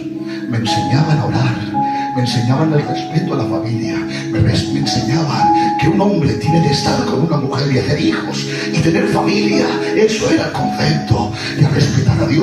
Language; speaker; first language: Spanish; native; Spanish